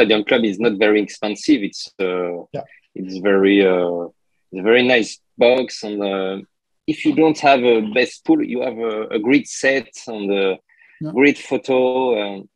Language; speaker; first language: English; non-native, learner; French